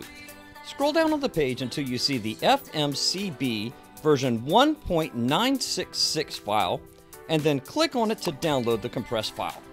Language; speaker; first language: English; native; English